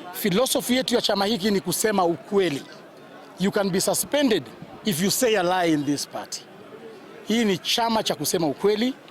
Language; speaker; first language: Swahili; non-native, local second language; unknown